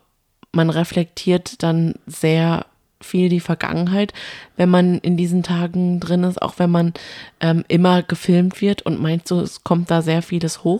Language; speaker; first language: German; native; German